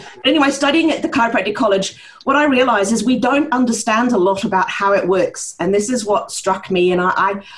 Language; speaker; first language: English; early bilingual, heritage; Norwegian